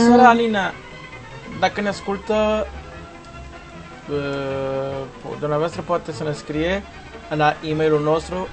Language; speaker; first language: Romanian; non-native, learner; Portuguese